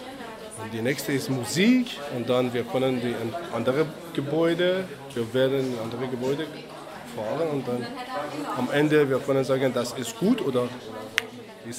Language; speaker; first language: German; non-native, learner; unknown